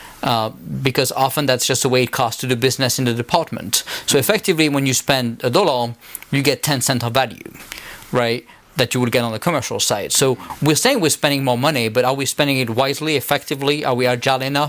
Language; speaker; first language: English; non-native, fluent; French